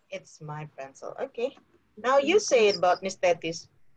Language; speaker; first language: English; non-native, fluent; Indonesian